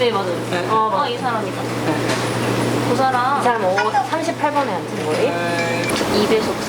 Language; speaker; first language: Korean; native; Korean